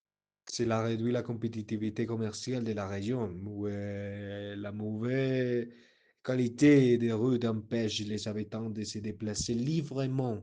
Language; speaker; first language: French; non-native, learner; Spanish